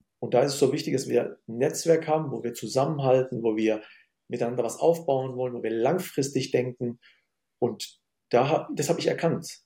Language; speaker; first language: German; early bilingual, other home language; Arabic